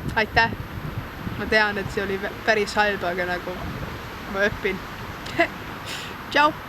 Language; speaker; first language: Estonian; non-native, learner; German